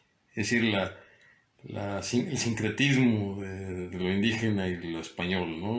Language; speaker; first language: Spanish; native; Spanish